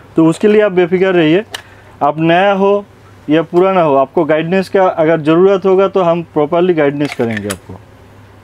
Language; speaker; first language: Hindi; non-native, local second language; Bangla